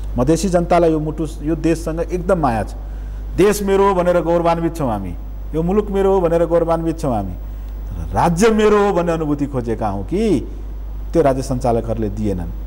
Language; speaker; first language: Nepali; non-native, local second language; Maithili